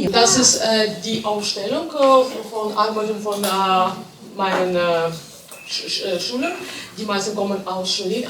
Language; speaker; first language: German; non-native, learner; Ukrainian